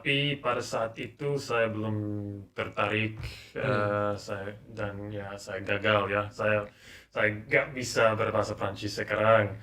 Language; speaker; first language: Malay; non-native, learner; English